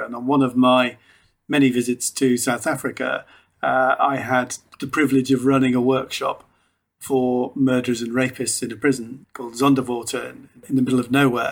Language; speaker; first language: English; native; English